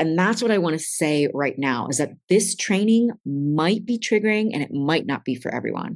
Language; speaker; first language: English; native; English